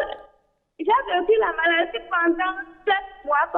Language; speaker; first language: French; non-native, learner; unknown